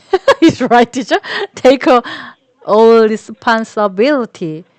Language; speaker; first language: English; non-native, learner; Korean